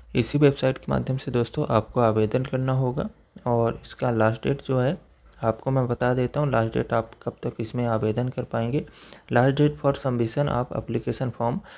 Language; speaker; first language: Hindi; native; Hindi